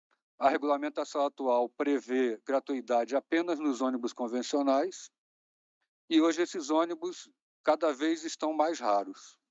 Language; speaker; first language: Portuguese; native; Portuguese